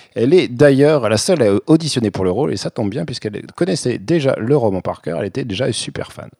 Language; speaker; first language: French; native; French